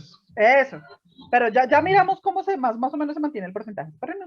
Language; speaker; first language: Spanish; native; Spanish